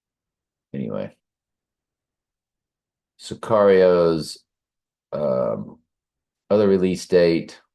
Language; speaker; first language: English; native; English